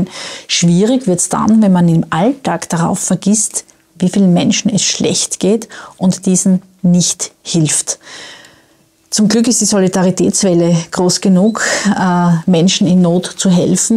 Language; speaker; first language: German; native; German